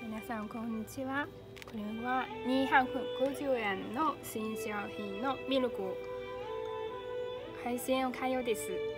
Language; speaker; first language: Japanese; non-native, learner; Mongolian